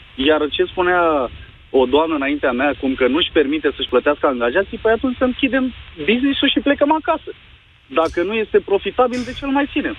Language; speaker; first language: Romanian; native; Romanian